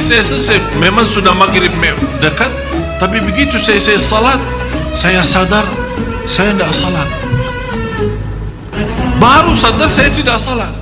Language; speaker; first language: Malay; non-native, fluent; Arabic